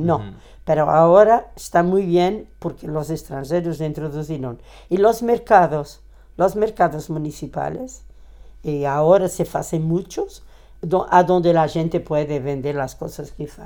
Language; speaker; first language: Spanish; non-native, fluent; Portuguese